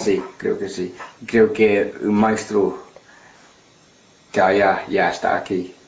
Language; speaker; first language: Spanish; non-native, learner; English